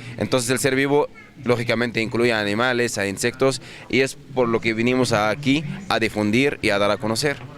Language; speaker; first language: Spanish; non-native, fluent; Arabic